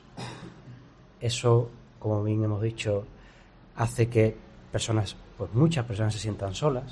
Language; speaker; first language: Spanish; native; Spanish